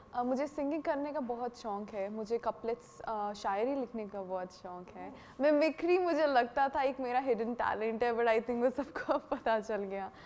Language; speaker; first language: Hindi; non-native, local second language; Punjabi